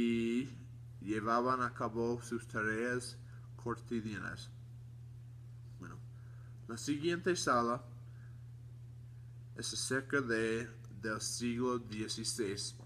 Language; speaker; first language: Spanish; non-native, learner; English